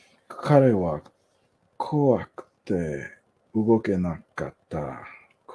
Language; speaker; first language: Japanese; non-native, learner; English